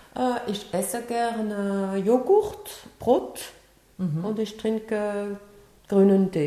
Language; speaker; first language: German; non-native, fluent; French